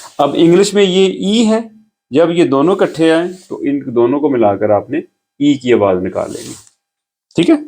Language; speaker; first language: Urdu; native; Urdu